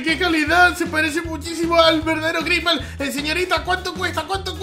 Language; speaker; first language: Spanish; native; Spanish